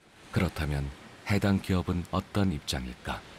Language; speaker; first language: Korean; native; Korean